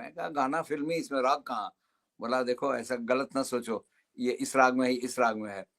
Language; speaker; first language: Hindi; native; Hindi